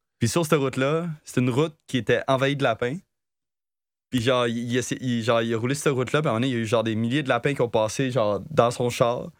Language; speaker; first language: French; native; French